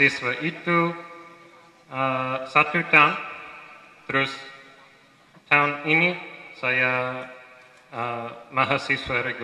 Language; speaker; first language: Indonesian; non-native, fluent; English